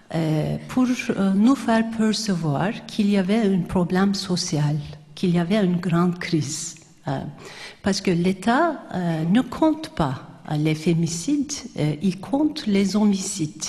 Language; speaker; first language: French; non-native, fluent; Turkish